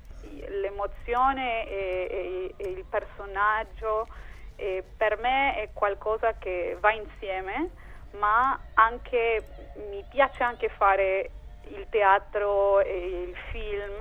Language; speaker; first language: Italian; non-native, fluent; Spanish